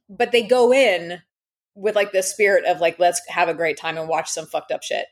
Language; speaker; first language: English; native; English